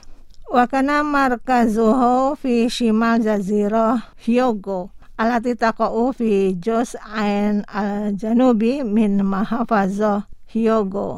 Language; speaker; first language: Arabic; non-native, fluent; Indonesian